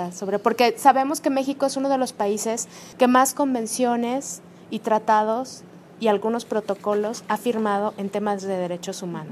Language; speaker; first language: Spanish; native; Spanish